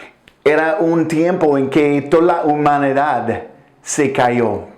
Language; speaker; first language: Spanish; non-native, fluent; English